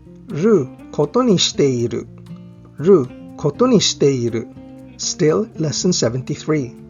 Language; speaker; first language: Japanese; non-native, fluent; English